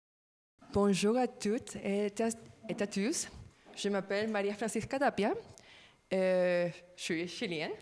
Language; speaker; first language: French; non-native, fluent; Spanish